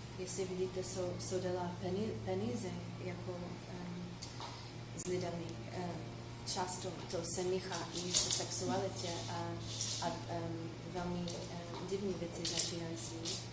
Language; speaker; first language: Czech; non-native, fluent; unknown